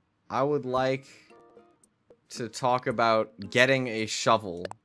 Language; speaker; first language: English; native; English